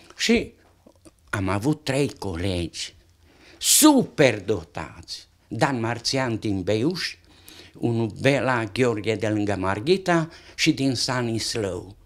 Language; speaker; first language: Romanian; native; Romanian